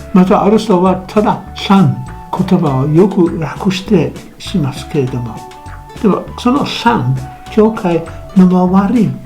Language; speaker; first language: Japanese; non-native, fluent; Welsh